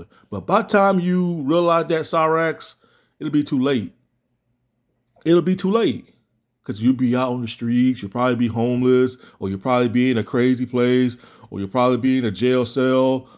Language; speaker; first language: English; native; English